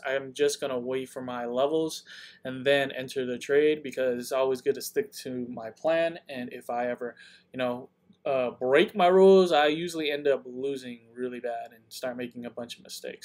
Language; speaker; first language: English; native; English